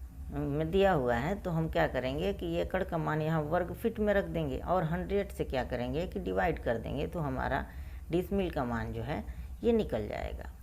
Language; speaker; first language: Hindi; native; Hindi